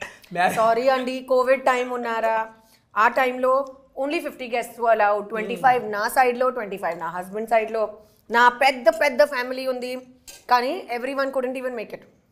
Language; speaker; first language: Telugu; non-native, local second language; Hindi